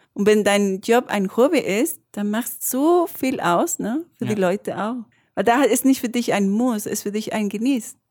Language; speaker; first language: German; non-native, fluent; Spanish